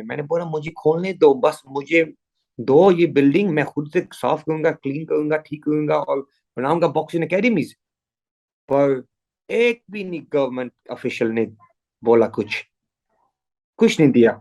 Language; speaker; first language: Hindi; early bilingual, heritage; English